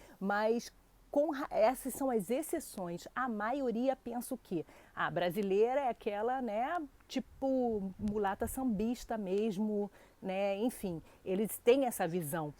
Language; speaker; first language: Portuguese; native; Portuguese